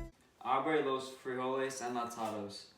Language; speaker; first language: Spanish; non-native, learner; English